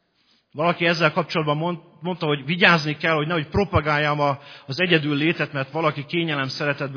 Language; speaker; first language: Hungarian; native; Hungarian